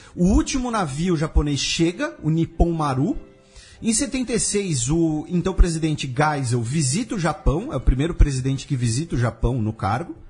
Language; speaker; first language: Portuguese; native; Portuguese